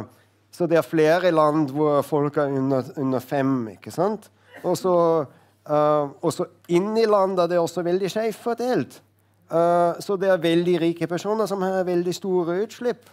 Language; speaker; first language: Norwegian; non-native, fluent; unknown